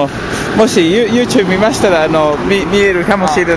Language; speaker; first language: Japanese; non-native, learner; English